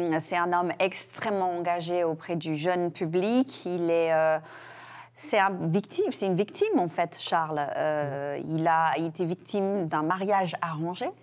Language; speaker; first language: French; non-native, fluent; English